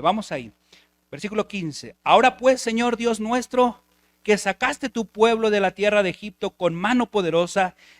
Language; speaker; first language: Spanish; native; Spanish